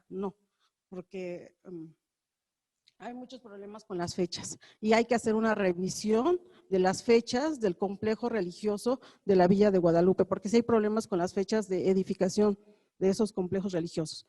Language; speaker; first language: Spanish; native; Spanish